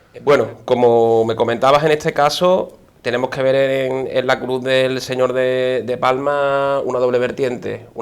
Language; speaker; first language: Spanish; native; Spanish